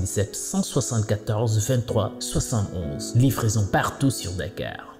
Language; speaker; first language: French; non-native, local second language; Wolof